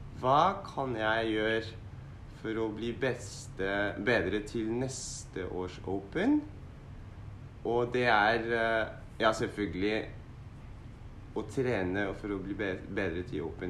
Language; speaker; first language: Norwegian; non-native, fluent; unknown